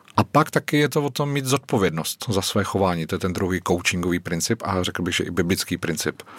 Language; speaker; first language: Czech; native; Czech